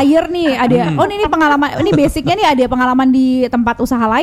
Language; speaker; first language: Indonesian; native; Indonesian